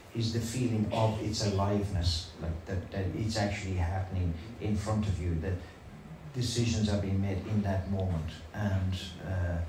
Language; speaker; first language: English; native; English